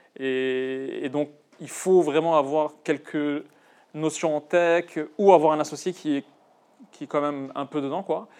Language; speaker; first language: French; non-native, local second language; Arabic